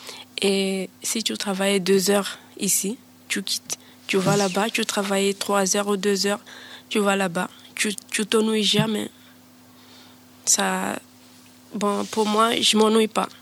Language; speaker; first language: French; non-native, learner; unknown